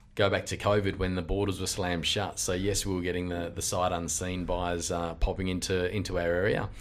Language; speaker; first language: English; native; English